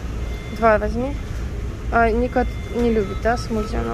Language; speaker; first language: Russian; native; Russian